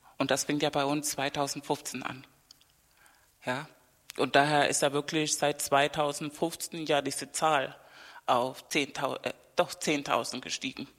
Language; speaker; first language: German; non-native, fluent; Spanish